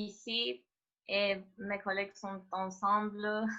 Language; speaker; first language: French; non-native, fluent; Romanian